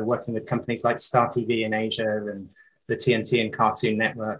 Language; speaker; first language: English; native; English